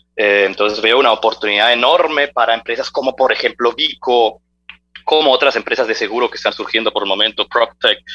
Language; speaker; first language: Spanish; early bilingual, heritage; Spanish